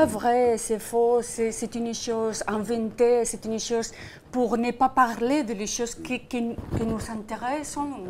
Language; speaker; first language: French; non-native, fluent; Spanish